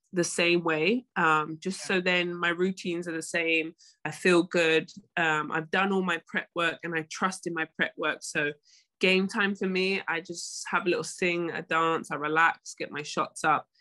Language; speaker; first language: English; native; English